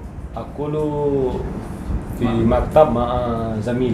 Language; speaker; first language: Arabic; non-native, learner; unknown